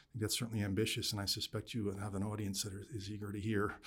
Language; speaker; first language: English; native; English